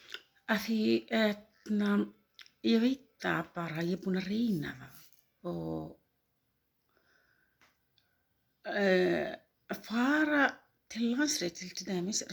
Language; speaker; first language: Icelandic; non-native, learner; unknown